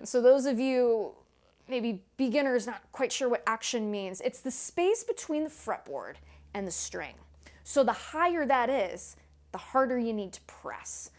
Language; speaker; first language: English; native; English